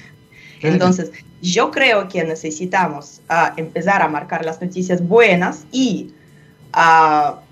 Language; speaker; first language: Spanish; non-native, fluent; Russian